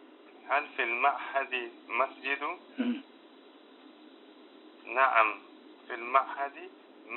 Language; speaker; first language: Arabic; non-native, learner; Tigrinya